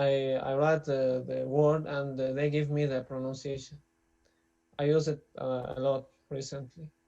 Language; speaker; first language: English; non-native, learner; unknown